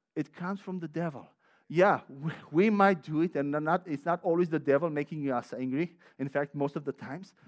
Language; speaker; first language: English; non-native, fluent; Romanian